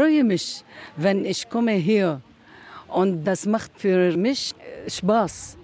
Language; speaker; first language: German; non-native, learner; Arabic